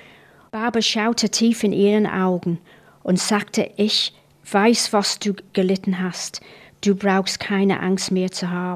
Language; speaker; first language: German; non-native, fluent; English